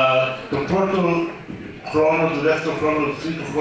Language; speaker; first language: Greek; early bilingual, heritage; Greek